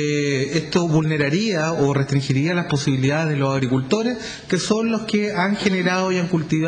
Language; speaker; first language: Spanish; native; Spanish